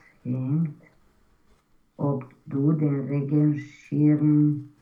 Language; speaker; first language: German; non-native, learner; Romanian